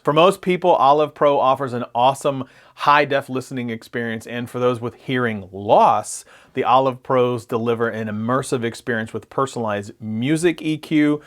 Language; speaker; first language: English; native; English